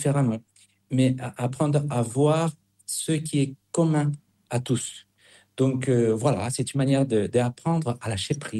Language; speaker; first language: French; non-native, fluent; Spanish